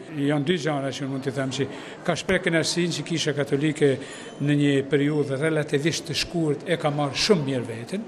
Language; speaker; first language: Albanian; native; Albanian